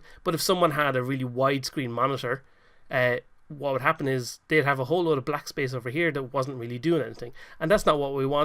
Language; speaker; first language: English; native; English